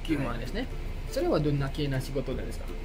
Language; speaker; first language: Japanese; non-native, fluent; Indonesian